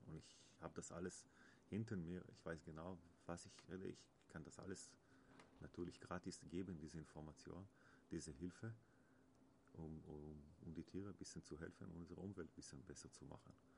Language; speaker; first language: German; non-native, learner; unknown